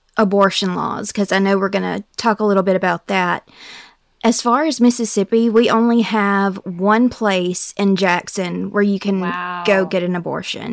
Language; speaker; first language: English; native; English